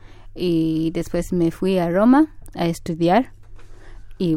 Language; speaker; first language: Spanish; non-native, fluent; Ganda